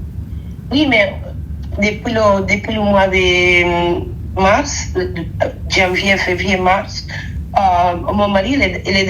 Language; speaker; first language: French; non-native, fluent; Spanish